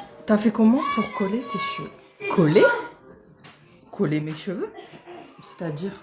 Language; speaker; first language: French; native; French